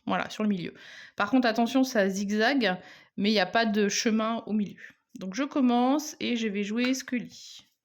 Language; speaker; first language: French; native; French